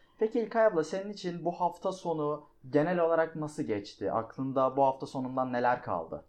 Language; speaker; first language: Turkish; native; Turkish